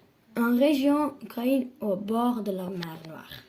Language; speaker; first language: French; non-native, learner; Dutch